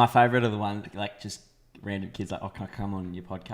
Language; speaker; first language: English; native; English